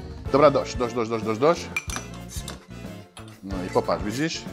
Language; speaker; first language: Polish; non-native, fluent; French